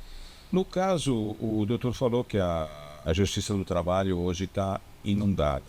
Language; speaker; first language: Portuguese; native; Portuguese